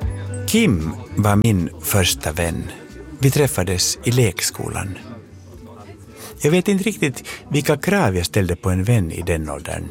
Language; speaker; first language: Swedish; native; Swedish